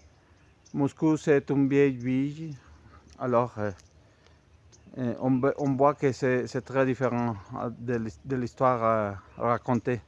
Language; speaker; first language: French; non-native, fluent; Spanish